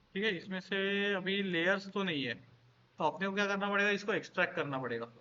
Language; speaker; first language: Hindi; non-native, local second language; Marathi